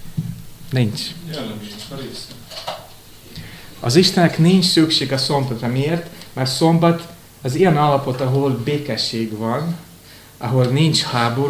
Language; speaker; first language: Hungarian; non-native, fluent; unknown